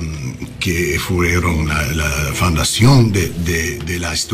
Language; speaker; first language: Spanish; non-native, learner; English